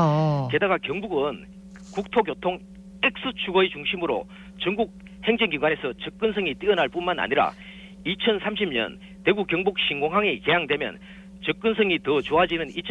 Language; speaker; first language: Korean; native; Korean